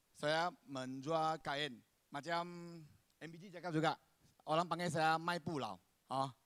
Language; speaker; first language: Malay; non-native, local second language; Chinese